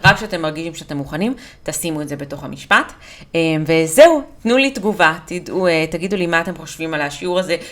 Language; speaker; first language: Hebrew; native; Hebrew